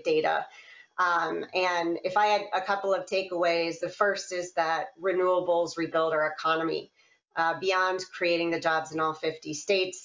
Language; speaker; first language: English; native; English